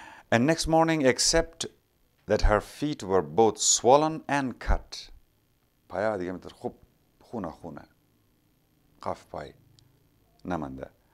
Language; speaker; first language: English; non-native, local second language; Persian